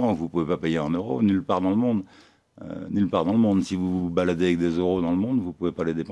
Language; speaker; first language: French; native; French